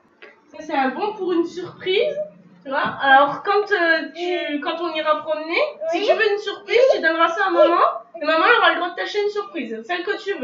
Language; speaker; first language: French; native; French